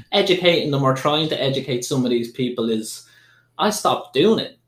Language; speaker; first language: English; native; English